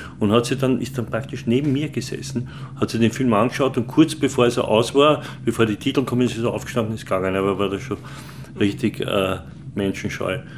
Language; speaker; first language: German; native; German